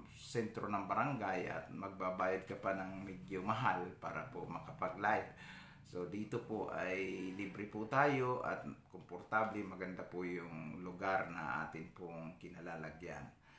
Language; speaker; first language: Filipino; non-native, local second language; Bikol